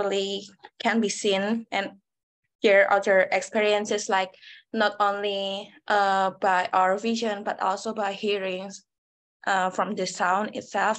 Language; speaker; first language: English; non-native, learner; Indonesian